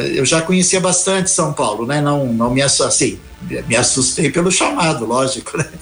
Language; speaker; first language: Portuguese; native; Portuguese